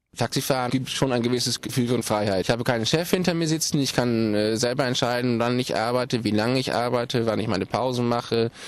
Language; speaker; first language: German; native; German